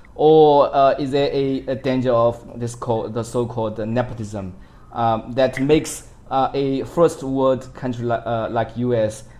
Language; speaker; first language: English; non-native, fluent; Chinese